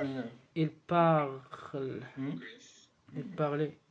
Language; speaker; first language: French; non-native, learner; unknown